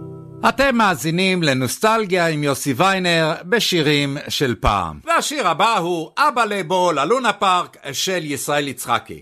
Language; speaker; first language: Hebrew; native; Hebrew